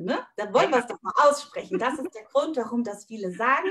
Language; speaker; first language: German; native; German